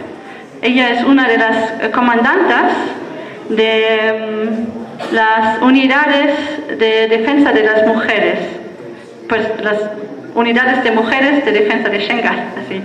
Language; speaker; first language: Spanish; non-native, fluent; German